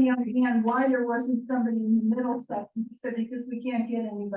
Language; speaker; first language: English; native; English